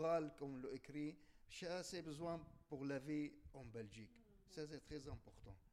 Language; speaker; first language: French; non-native, learner; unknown